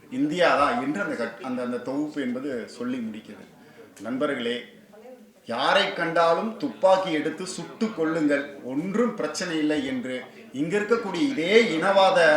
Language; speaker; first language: Tamil; native; Tamil